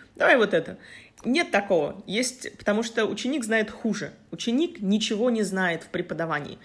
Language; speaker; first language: Russian; native; Russian